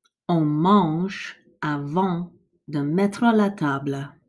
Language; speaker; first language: French; non-native, fluent; English